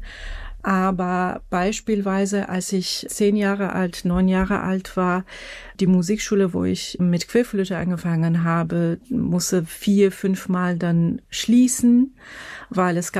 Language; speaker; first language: German; non-native, fluent; Persian